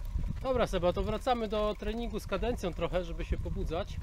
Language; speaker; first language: Polish; native; Polish